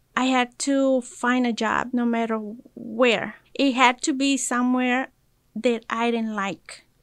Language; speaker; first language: English; early bilingual, other home language; Spanish